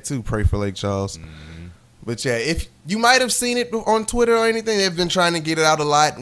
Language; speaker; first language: English; native; English